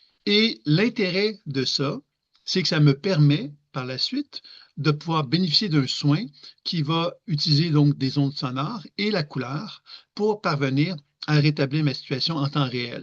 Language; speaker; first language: French; native; French